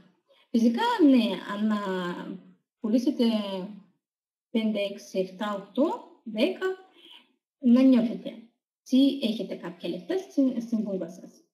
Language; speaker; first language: Greek; non-native, learner; Russian